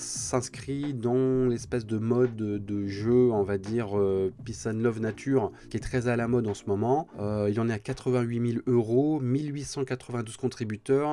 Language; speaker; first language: French; native; French